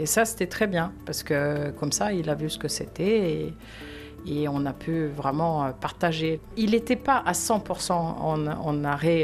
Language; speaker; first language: French; non-native, fluent; Swedish